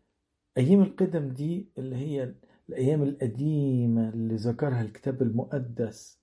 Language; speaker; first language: Arabic; native; Arabic